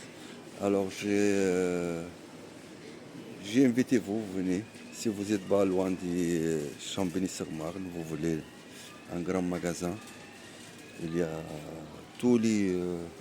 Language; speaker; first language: French; non-native, learner; Arabic